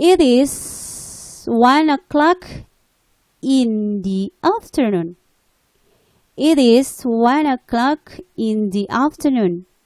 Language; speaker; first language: English; non-native, learner; Indonesian